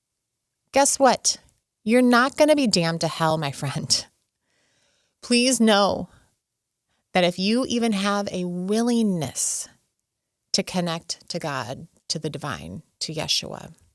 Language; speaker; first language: English; native; English